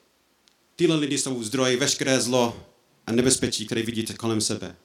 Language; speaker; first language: Czech; non-native, fluent; English